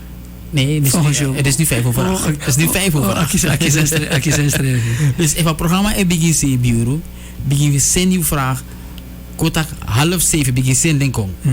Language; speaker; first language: Dutch; native; Dutch